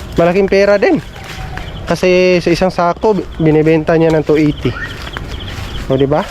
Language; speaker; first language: Filipino; non-native, local second language; Cebuano